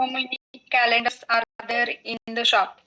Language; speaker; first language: English; non-native, learner; Marathi